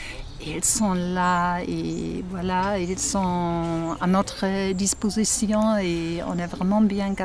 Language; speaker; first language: French; non-native, fluent; German